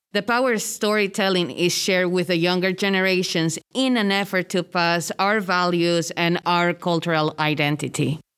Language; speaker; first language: English; non-native, fluent; Spanish